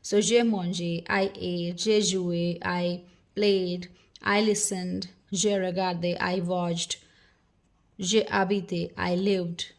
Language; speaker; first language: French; non-native, fluent; Hindi